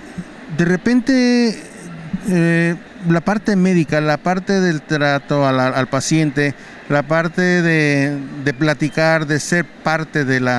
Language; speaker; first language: Spanish; native; Spanish